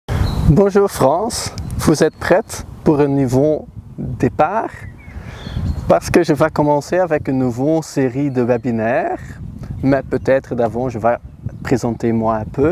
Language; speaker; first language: French; non-native, learner; Dutch